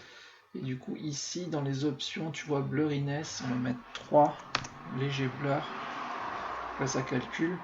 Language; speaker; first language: French; native; French